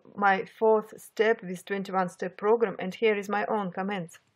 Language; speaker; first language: English; non-native, fluent; Russian